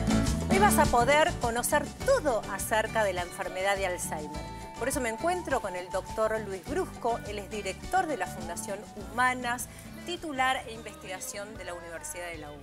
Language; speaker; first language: Spanish; native; Spanish